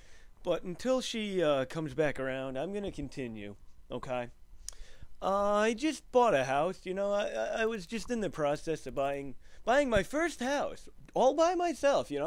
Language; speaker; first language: English; native; English